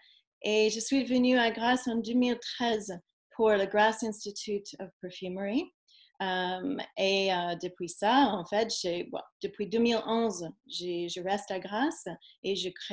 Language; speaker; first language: French; non-native, fluent; English